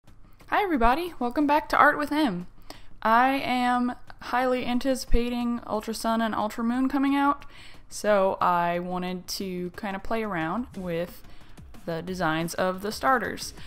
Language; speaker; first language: English; native; English